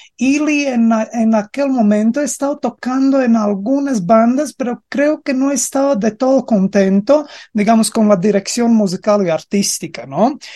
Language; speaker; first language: Spanish; non-native, fluent; Latvian